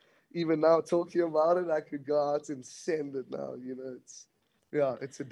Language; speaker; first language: English; native; English